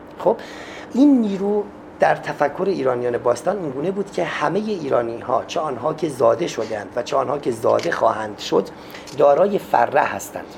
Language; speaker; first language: Persian; non-native, local second language; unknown